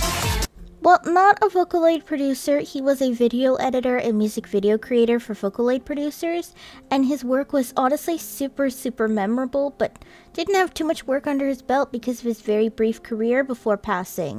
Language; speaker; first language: English; native; English